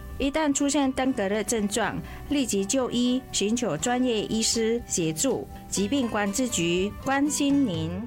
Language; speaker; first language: Chinese; non-native, fluent; Indonesian